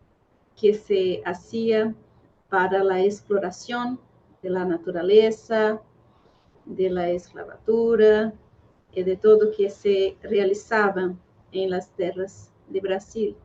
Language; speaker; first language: Spanish; non-native, fluent; Portuguese